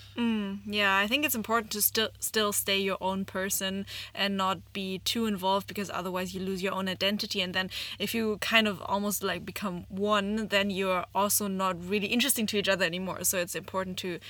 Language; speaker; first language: English; non-native, fluent; German